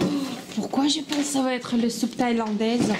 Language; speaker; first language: French; non-native, learner; Russian